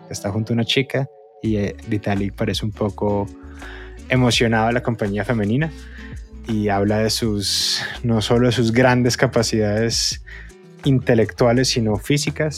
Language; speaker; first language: Spanish; native; Spanish